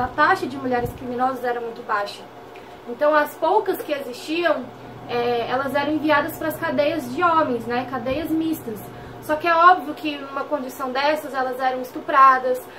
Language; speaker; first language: Portuguese; native; Portuguese